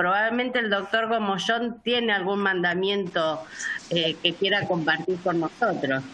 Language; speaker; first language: Spanish; native; Spanish